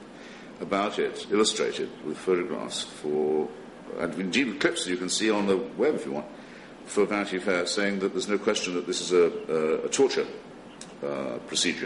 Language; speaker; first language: English; native; English